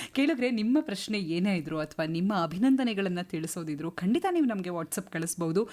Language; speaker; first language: Kannada; native; Kannada